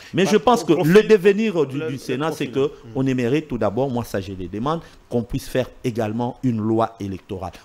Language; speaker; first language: French; non-native, local second language; Swahili